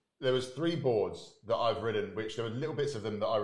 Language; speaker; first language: English; native; English